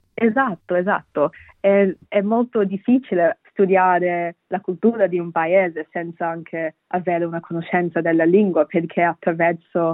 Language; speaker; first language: Italian; non-native, fluent; Bangla